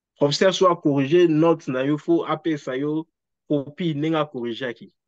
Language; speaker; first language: French; non-native, local second language; Lingala